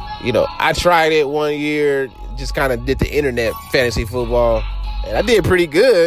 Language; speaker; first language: English; native; English